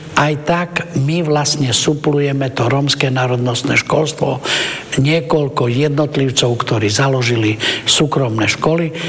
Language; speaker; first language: Slovak; non-native, local second language; Romany